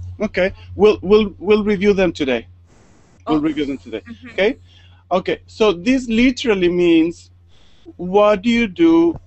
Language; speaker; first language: English; non-native, fluent; Spanish